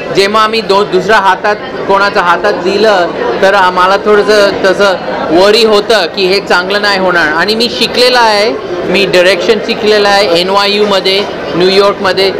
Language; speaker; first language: Marathi; early bilingual, heritage; English